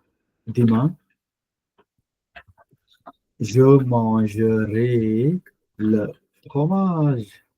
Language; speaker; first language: French; non-native, fluent; Punjabi